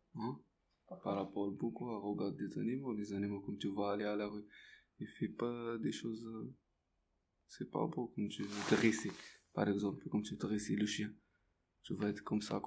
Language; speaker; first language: French; non-native, learner; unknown